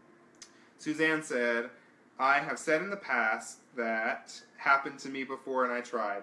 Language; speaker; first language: English; native; English